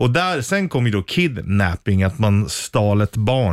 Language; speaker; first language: Swedish; native; Swedish